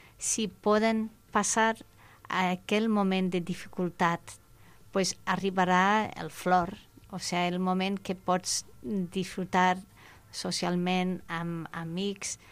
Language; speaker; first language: Catalan; non-native, fluent; English